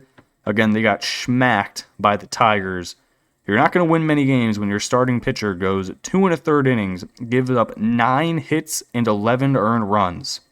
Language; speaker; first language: English; native; English